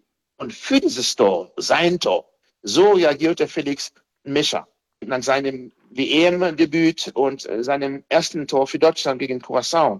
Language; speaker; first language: German; non-native, fluent; Haitian Creole